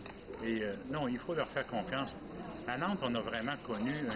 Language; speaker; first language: French; native; French